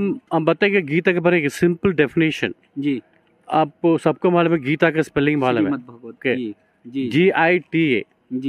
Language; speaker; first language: Hindi; non-native, local second language; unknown